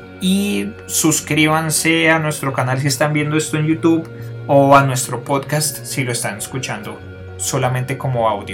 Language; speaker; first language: Spanish; native; Spanish